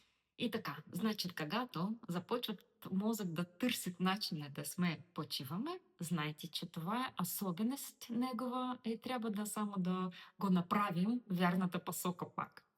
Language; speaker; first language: Bulgarian; non-native, learner; Russian